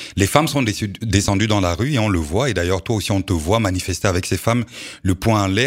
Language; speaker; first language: French; native; French